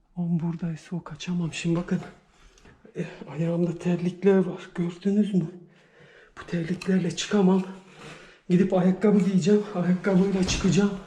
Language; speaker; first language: Turkish; early bilingual, heritage; Turkish